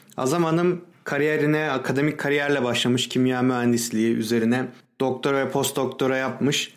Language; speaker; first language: Turkish; native; Turkish